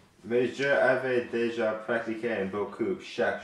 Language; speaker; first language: French; non-native, learner; English